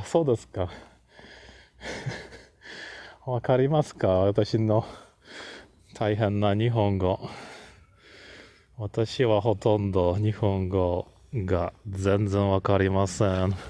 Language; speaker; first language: Japanese; non-native, learner; Polish